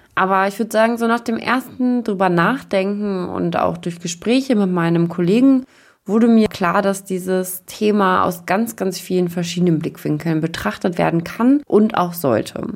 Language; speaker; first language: German; native; German